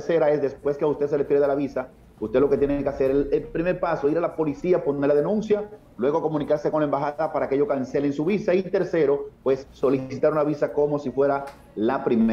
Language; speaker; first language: Spanish; native; Spanish